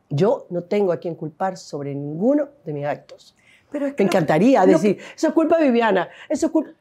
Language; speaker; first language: Spanish; native; Spanish